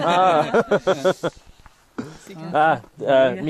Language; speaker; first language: Spanish; non-native, learner; English